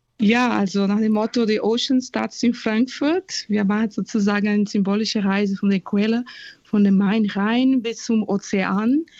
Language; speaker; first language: German; non-native, fluent; Portuguese